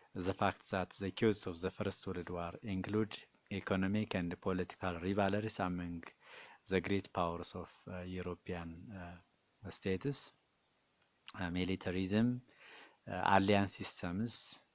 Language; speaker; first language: English; non-native, local second language; Amharic